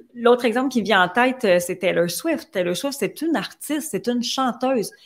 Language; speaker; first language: French; native; French